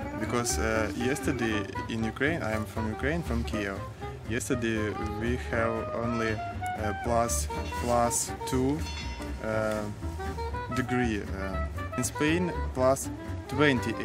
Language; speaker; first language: English; non-native, learner; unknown